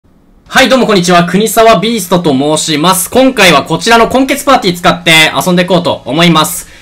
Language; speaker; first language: Japanese; native; Japanese